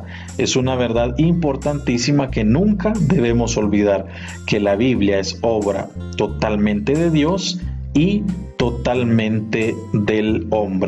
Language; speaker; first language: Spanish; native; Spanish